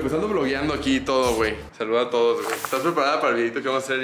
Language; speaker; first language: Spanish; native; Spanish